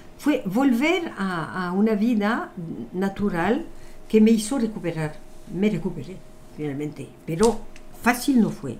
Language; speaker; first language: Spanish; non-native, fluent; French